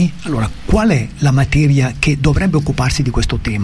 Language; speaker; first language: Italian; native; Italian